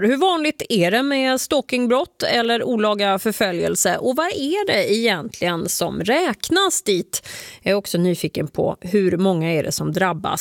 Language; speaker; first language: Swedish; native; Swedish